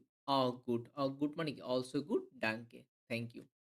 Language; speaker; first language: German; non-native, fluent; Bangla